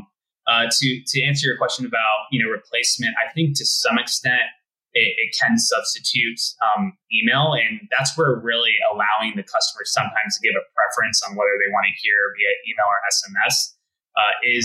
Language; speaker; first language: English; native; English